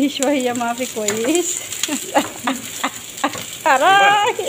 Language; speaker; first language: Arabic; non-native, learner; Filipino